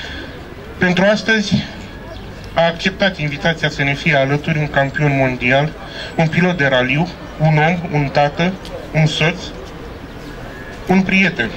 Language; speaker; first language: Romanian; native; Romanian